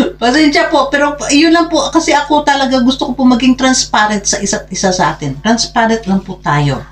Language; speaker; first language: Filipino; non-native, local second language; Hiligaynon